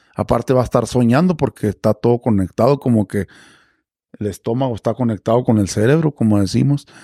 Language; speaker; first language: Spanish; native; Spanish